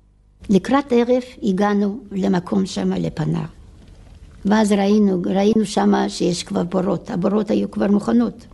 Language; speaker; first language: Hebrew; non-native, fluent; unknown